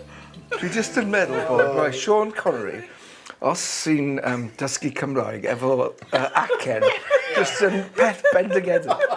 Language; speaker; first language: Welsh; non-native, learner; English